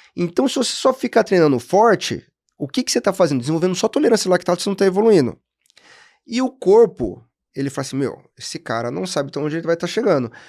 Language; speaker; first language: Portuguese; native; Portuguese